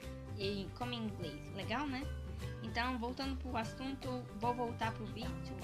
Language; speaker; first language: Portuguese; early bilingual, heritage; Portuguese